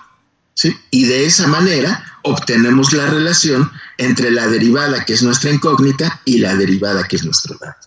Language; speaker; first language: Spanish; native; Spanish